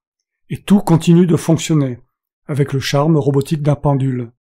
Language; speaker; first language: French; native; French